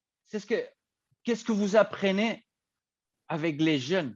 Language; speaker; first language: French; non-native, fluent; Spanish